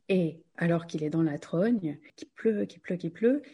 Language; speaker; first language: French; native; French